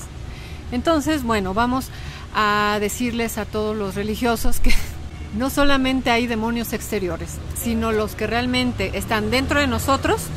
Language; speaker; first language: Spanish; native; Spanish